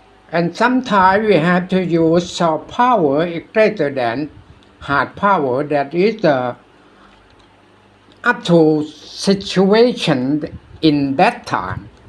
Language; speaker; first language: English; non-native, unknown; Thai